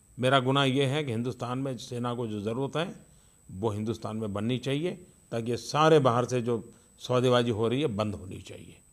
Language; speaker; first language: Hindi; non-native, local second language; Gujarati